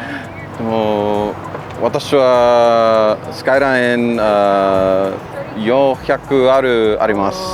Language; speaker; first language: Japanese; non-native, learner; English